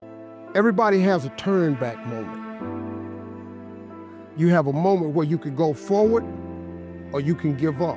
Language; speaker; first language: English; native; English